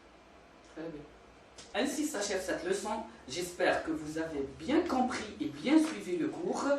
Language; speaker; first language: French; non-native, local second language; Arabic